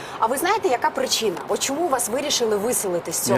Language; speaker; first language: Ukrainian; native; Ukrainian